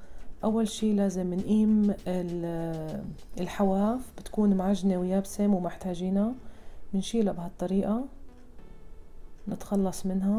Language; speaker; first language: Arabic; native; Arabic